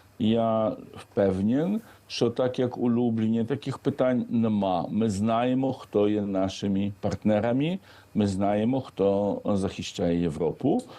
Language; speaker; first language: Ukrainian; non-native, fluent; Polish